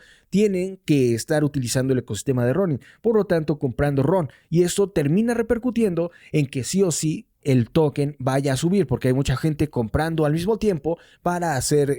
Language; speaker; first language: Spanish; native; Spanish